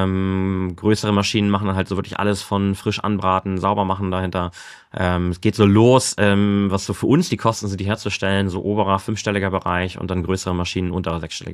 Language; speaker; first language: German; native; German